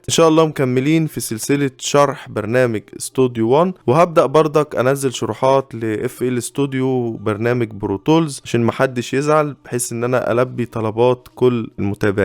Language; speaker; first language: Arabic; native; Arabic